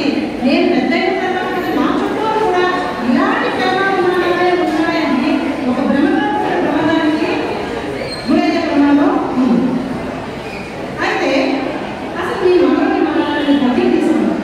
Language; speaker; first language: Telugu; native; Telugu